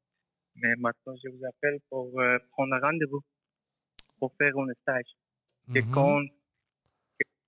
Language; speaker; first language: French; non-native, learner; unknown